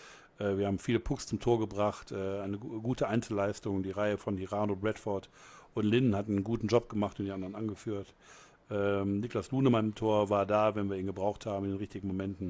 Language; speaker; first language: German; native; German